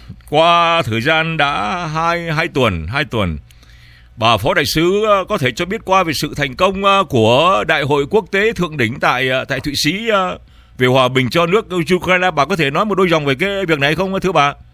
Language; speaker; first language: Vietnamese; native; Vietnamese